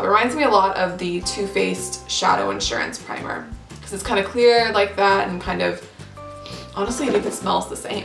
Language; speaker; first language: English; native; English